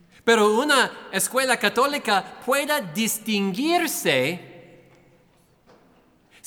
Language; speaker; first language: Spanish; non-native, fluent; English